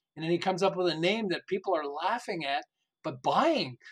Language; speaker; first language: English; native; English